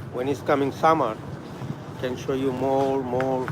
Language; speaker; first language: English; non-native, local second language; Bangla